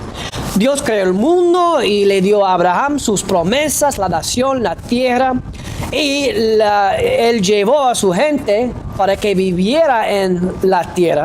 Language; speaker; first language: Spanish; non-native, fluent; English